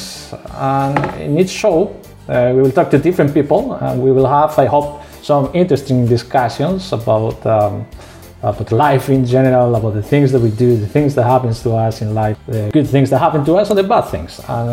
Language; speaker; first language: English; non-native, fluent; Spanish